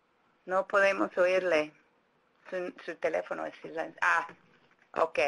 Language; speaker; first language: Spanish; non-native, fluent; English